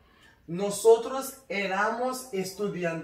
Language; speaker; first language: Spanish; non-native, learner; Haitian Creole